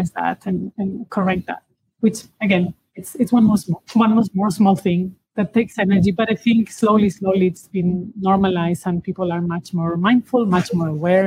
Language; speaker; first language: English; non-native, fluent; Spanish